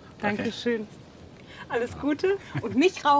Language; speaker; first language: German; native; German